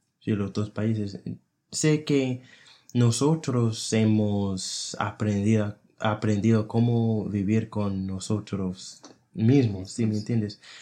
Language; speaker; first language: Spanish; non-native, fluent; English